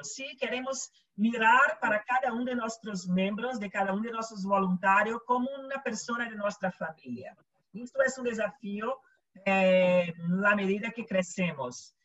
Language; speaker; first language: Spanish; non-native, local second language; Portuguese